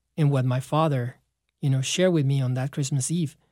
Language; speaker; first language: English; non-native, fluent; Spanish